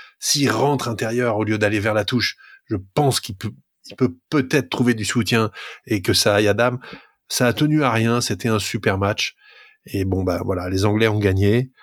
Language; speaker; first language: French; native; French